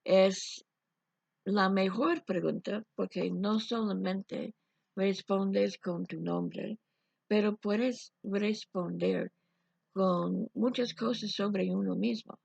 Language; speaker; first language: Spanish; non-native, fluent; English